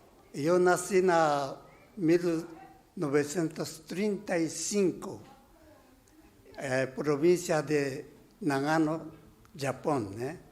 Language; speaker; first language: Portuguese; non-native, learner; Japanese